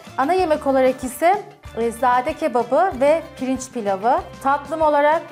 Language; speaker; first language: Turkish; native; Turkish